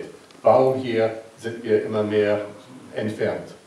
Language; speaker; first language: German; non-native, learner; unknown